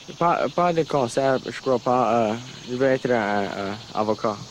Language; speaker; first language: French; non-native, local second language; English